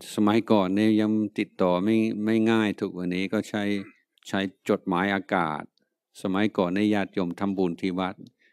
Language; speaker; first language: Thai; non-native, fluent; English